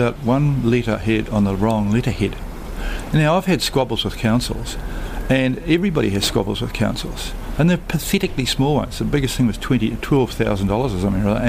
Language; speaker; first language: English; native; English